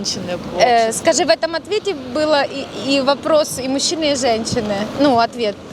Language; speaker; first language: Russian; non-native, local second language; Ukrainian